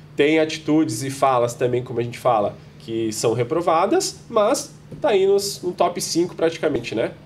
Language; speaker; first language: Portuguese; native; Portuguese